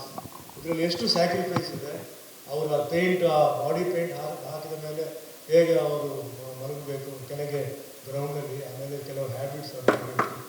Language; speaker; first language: Kannada; non-native, fluent; Tulu